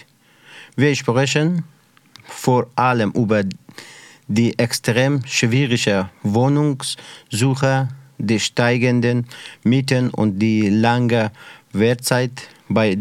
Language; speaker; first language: German; non-native, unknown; Persian